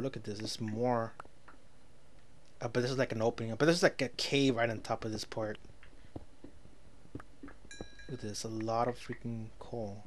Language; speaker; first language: English; native; English